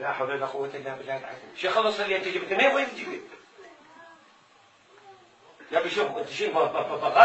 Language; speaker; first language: Arabic; native; Arabic